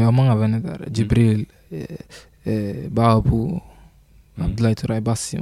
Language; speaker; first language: Swedish; early bilingual, other home language; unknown